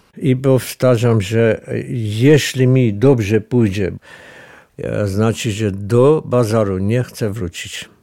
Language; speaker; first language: Polish; non-native, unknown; Armenian